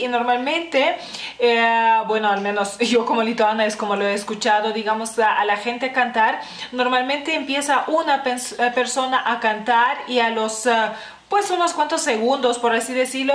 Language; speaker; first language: Spanish; non-native, fluent; Lithuanian